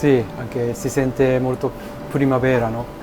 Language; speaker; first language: Italian; non-native, learner; Japanese